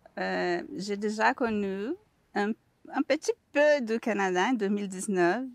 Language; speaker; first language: French; non-native, learner; Portuguese